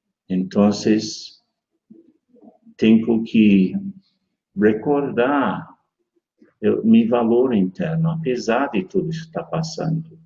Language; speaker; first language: Spanish; non-native, fluent; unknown